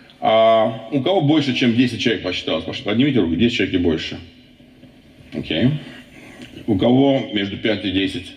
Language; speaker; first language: Russian; non-native, local second language; Armenian